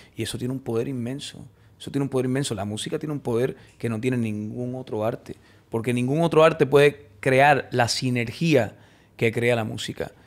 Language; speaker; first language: Spanish; early bilingual, heritage; Spanish